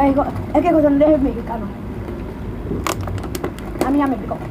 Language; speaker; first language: Spanish; native; Spanish